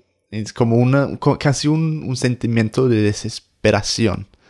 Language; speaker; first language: Spanish; non-native, fluent; English